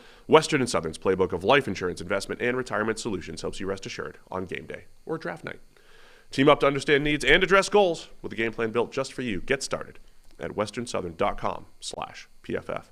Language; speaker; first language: English; native; English